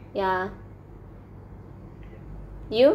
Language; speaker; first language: English; non-native, learner; Indonesian